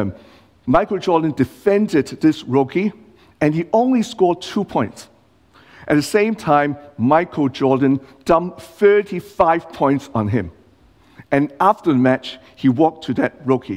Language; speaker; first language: English; non-native, local second language; Cantonese